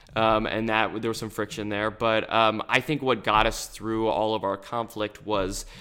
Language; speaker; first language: English; native; English